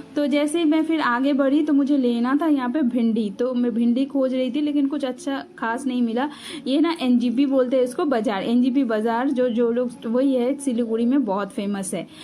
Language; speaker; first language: Hindi; non-native, local second language; Bangla